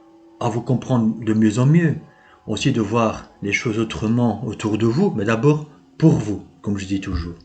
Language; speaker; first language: French; native; French